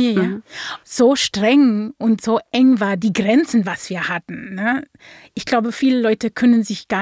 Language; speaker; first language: German; non-native, fluent; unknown